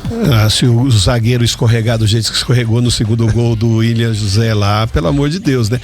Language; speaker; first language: Portuguese; native; Portuguese